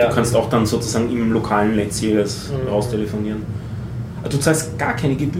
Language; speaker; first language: German; native; German